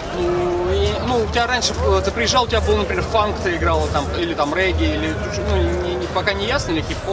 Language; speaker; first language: Russian; native; Russian